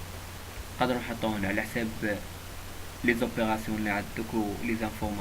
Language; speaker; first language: Arabic; native; Arabic